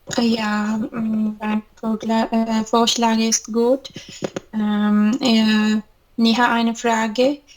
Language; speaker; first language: German; non-native, learner; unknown